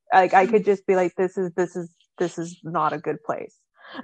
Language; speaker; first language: English; native; English